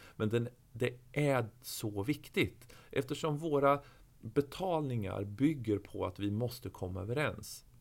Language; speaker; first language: Swedish; native; Swedish